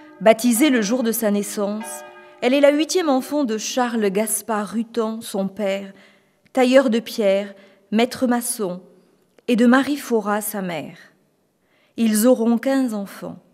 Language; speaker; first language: French; native; French